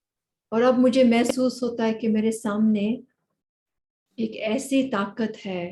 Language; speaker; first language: Hindi; native; Hindi